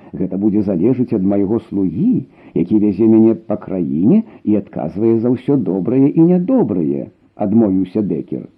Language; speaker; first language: Belarusian; native; Belarusian